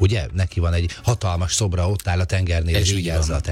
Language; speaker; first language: Hungarian; native; Hungarian